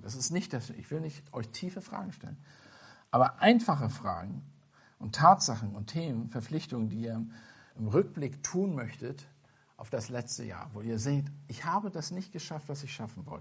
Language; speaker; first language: German; non-native, fluent; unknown